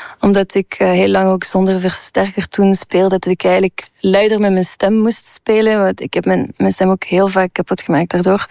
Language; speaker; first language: Dutch; non-native, local second language; French